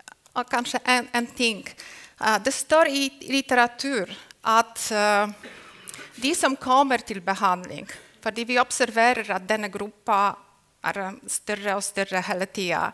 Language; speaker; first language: Norwegian; non-native, fluent; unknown